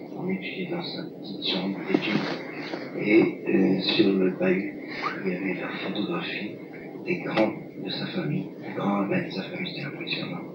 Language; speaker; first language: French; non-native, local second language; Arabic